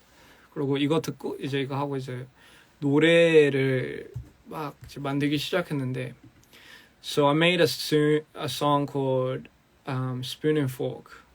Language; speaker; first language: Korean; early bilingual, heritage; English